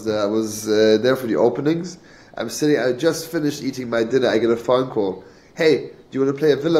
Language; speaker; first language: English; native; English